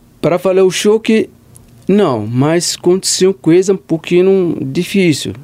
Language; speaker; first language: Portuguese; non-native, learner; Arabic